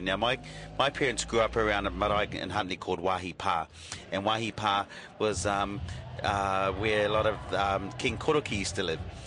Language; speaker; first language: English; native; English